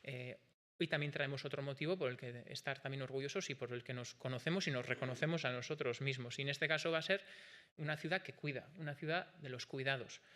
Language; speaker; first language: Spanish; non-native, local second language; Basque